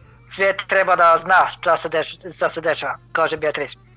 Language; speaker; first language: Serbian; non-native, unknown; Norwegian